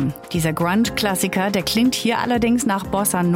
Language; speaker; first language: German; native; German